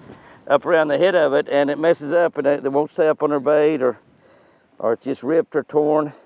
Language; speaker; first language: English; native; English